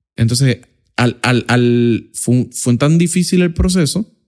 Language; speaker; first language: Spanish; native; Spanish